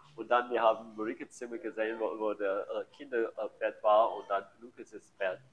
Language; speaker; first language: German; non-native, learner; English